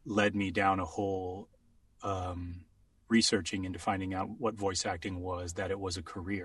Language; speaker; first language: English; native; English